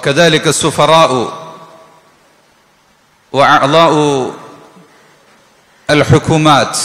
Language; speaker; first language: Arabic; non-native, fluent; Malayalam